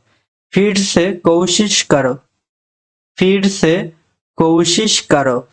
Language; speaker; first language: Hindi; non-native, fluent; Bangla